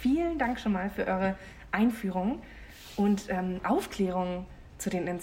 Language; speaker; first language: German; native; German